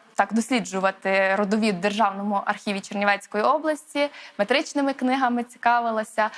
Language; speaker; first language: Ukrainian; native; Ukrainian